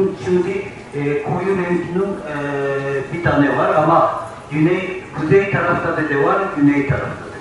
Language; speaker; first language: Turkish; non-native, learner; Japanese